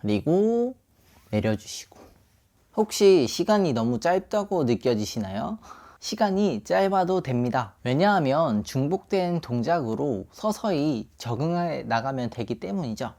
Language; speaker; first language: Korean; native; Korean